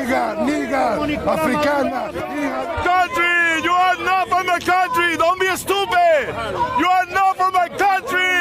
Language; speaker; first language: English; non-native, learner; Spanish